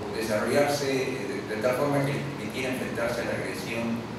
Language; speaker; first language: Spanish; native; Spanish